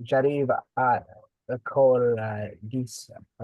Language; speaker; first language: French; non-native, fluent; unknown